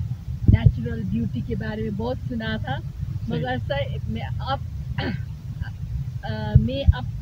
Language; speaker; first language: Hindi; non-native, learner; Nepali